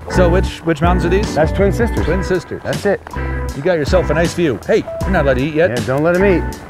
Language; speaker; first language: English; native; English